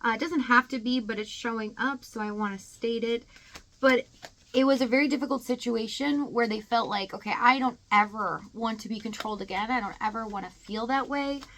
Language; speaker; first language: English; native; English